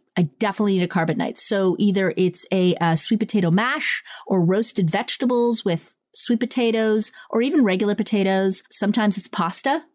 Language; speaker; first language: English; early bilingual, other home language; Italian